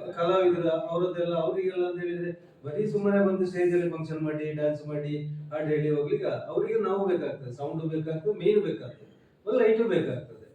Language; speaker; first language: Kannada; native; Kannada